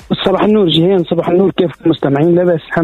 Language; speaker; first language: Arabic; native; Arabic